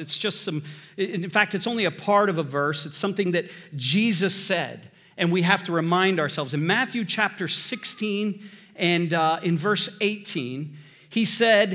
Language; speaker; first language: English; native; English